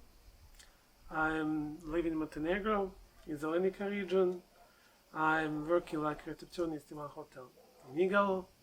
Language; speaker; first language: English; non-native, learner; Serbian